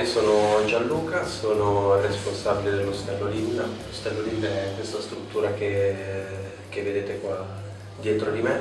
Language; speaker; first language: Italian; native; Italian